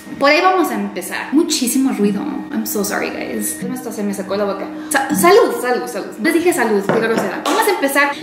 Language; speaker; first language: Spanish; early bilingual, heritage; English